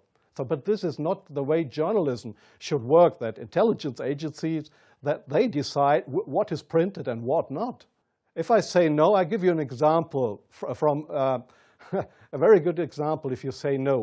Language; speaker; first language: English; non-native, fluent; German